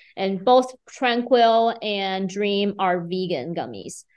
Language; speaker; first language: English; non-native, fluent; Chinese